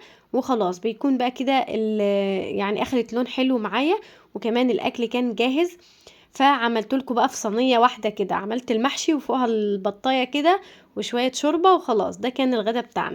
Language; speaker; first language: Arabic; native; Arabic